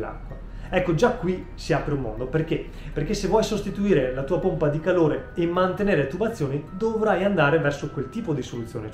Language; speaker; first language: Italian; native; Italian